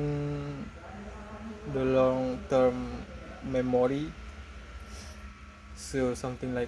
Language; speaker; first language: English; non-native, learner; Indonesian